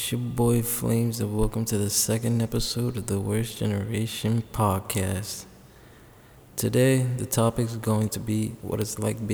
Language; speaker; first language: English; native; English